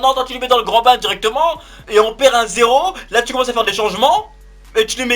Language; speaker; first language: French; native; French